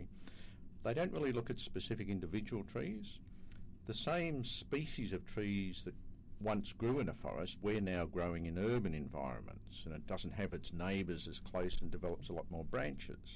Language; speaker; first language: English; native; English